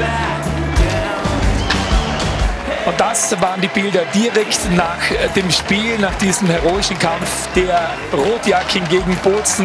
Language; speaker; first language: German; native; German